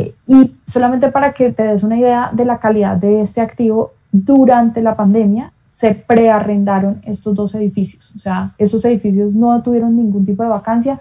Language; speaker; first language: Spanish; native; Spanish